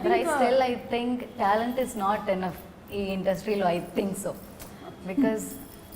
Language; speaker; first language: Telugu; non-native, learner; Malayalam